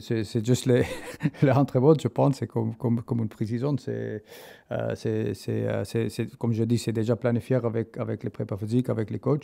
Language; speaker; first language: French; non-native, learner; English